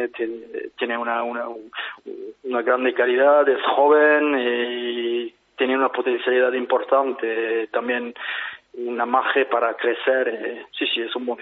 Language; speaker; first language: Spanish; non-native, fluent; French